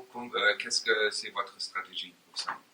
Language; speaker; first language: French; non-native, learner; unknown